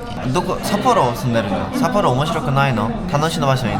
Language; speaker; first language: Japanese; non-native, learner; Korean